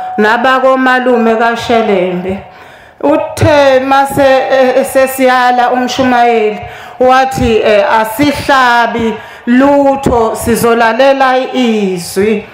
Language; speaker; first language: Zulu; native; Zulu